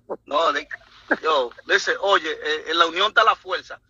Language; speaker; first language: Spanish; early bilingual, heritage; Spanish